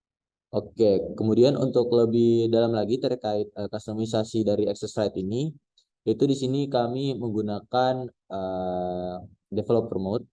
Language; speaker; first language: Indonesian; native; Indonesian